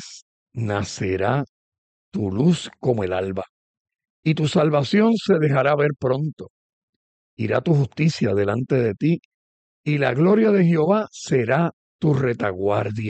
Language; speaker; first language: Spanish; native; Spanish